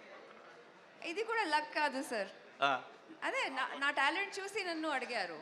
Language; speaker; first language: Telugu; non-native, fluent; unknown